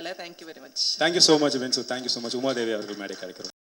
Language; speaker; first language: Tamil; native; Tamil